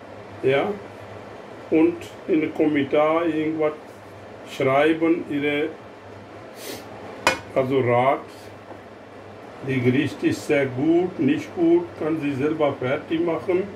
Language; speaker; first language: German; non-native, fluent; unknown